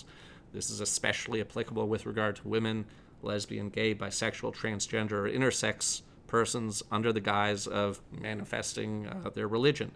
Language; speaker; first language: English; native; English